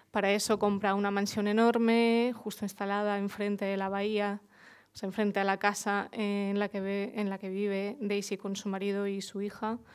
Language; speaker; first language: Spanish; early bilingual, other home language; Russian